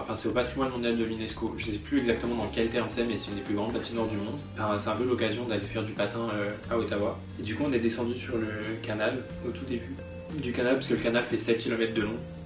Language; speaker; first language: French; native; French